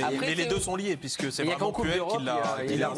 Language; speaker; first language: French; native; French